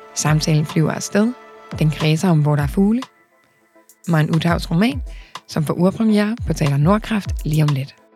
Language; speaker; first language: Danish; native; Danish